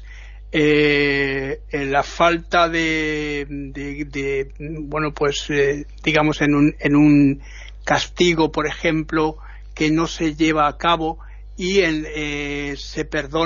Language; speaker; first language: Spanish; native; Spanish